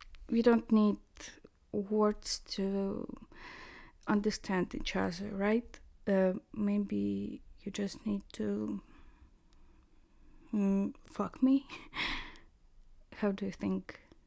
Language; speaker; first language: English; non-native, learner; Russian